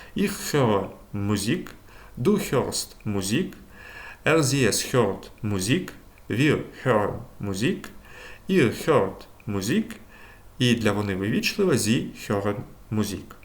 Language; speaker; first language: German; non-native, fluent; Ukrainian